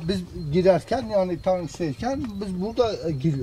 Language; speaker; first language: Turkish; non-native, local second language; Kurdish